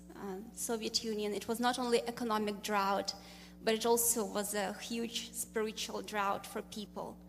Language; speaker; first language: English; non-native, fluent; Russian